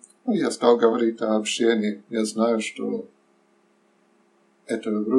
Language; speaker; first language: Russian; non-native, learner; English